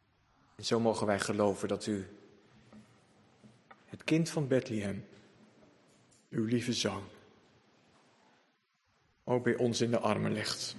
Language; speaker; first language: Dutch; native; Dutch